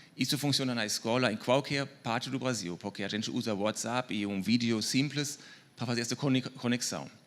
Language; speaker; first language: Portuguese; non-native, fluent; German